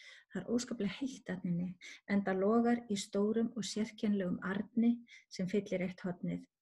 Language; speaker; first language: Icelandic; native; Icelandic